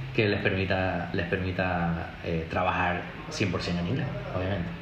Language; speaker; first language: Spanish; native; Spanish